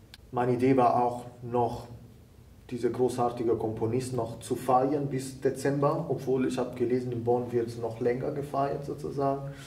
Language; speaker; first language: German; non-native, fluent; Italian